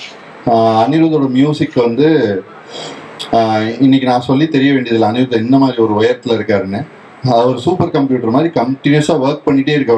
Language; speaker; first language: Tamil; native; Tamil